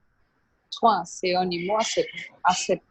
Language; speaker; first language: French; non-native, learner; Portuguese